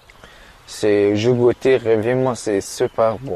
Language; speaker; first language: French; non-native, learner; Persian